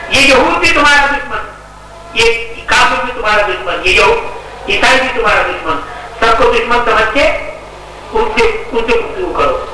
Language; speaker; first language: Urdu; native; Urdu